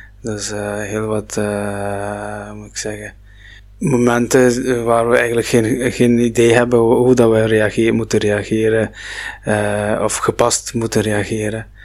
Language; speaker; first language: Dutch; non-native, local second language; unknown